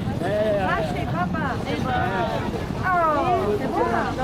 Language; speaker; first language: French; native; French